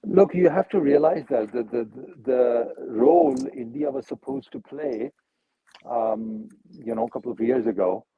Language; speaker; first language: English; non-native, local second language; Urdu